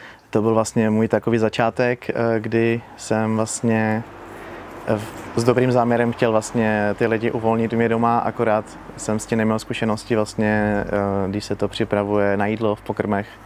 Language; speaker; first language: Czech; native; Czech